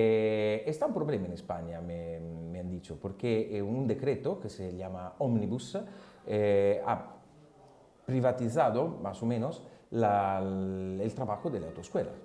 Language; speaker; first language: Spanish; non-native, learner; Italian